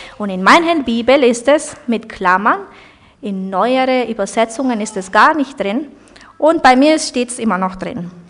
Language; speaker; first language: German; early bilingual, heritage; German